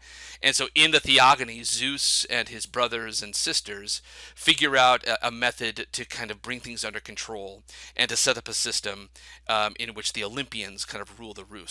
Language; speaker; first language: English; native; English